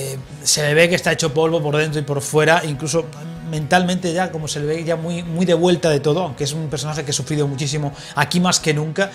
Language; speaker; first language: Spanish; native; Spanish